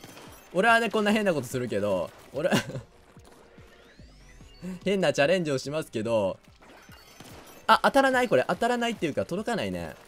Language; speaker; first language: Japanese; native; Japanese